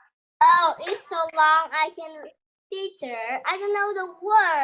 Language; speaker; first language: English; non-native, learner; Vietnamese